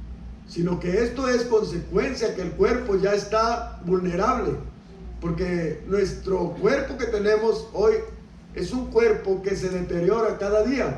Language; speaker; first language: Spanish; native; Spanish